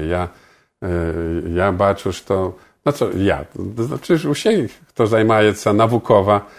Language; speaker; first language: Polish; non-native, local second language; Belarusian